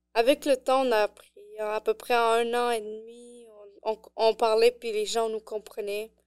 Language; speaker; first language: French; early bilingual, other home language; Arabic